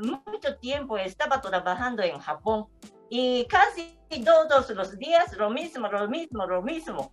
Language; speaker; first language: Spanish; non-native, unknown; Japanese